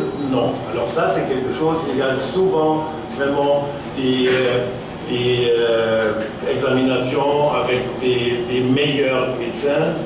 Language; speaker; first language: French; non-native, fluent; German